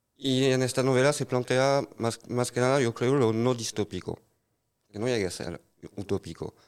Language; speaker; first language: Spanish; non-native, fluent; French